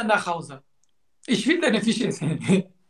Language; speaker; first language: German; non-native, learner; Turkish